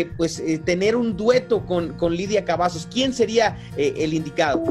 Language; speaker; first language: Spanish; native; Spanish